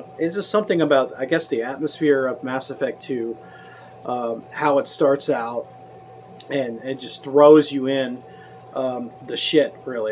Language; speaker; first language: English; native; English